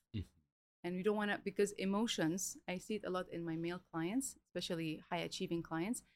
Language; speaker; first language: English; early bilingual, other home language; Arabic